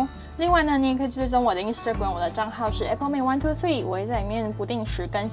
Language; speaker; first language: Chinese; native; Chinese